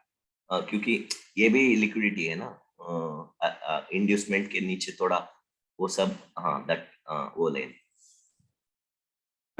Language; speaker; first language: Hindi; non-native, local second language; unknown